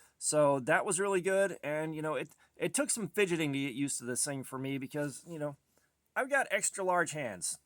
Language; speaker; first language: English; native; English